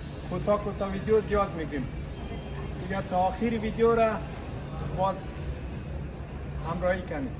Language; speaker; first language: Persian; native; Persian